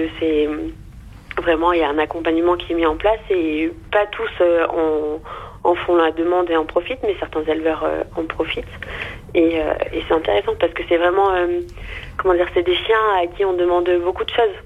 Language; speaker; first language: French; native; French